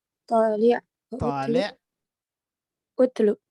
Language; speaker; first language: Arabic; non-native, learner; Indonesian